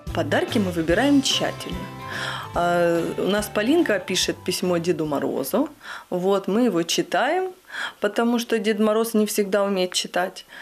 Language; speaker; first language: Russian; native; Russian